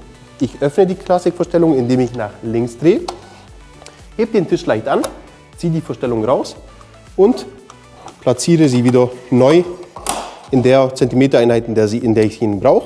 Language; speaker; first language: German; native; German